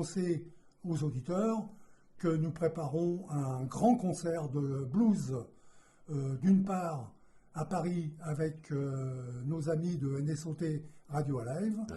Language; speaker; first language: French; native; French